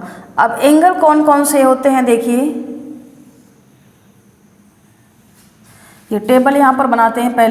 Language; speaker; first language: Hindi; native; Hindi